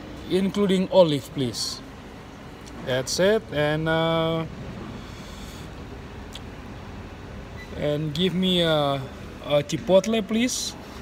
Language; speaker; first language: English; non-native, learner; Indonesian